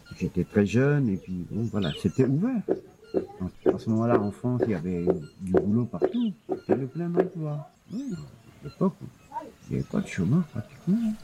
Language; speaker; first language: French; non-native, local second language; Wolof